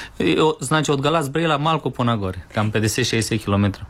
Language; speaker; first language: Bulgarian; non-native, learner; Romanian